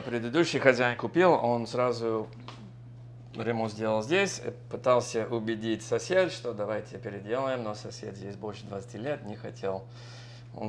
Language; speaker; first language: Russian; non-native, learner; English